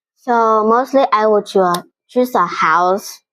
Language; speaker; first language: English; non-native, fluent; Vietnamese